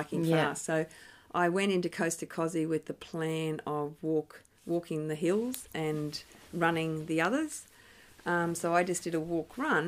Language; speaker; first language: English; native; English